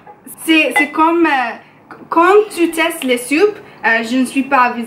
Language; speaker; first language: French; non-native, learner; English